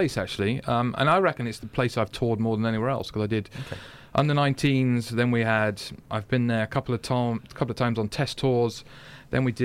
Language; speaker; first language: English; native; English